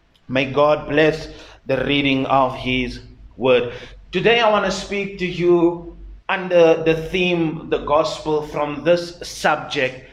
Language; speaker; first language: English; non-native, local second language; Afrikaans